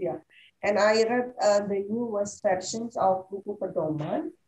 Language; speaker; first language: English; non-native, fluent; Indonesian